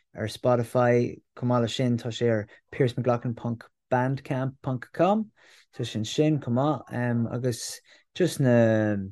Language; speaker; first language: Irish; non-native, local second language; English